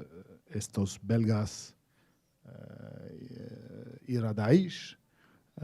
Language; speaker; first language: Spanish; non-native, fluent; Arabic